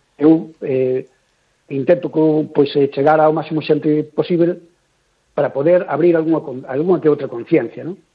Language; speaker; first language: Galician; native; Galician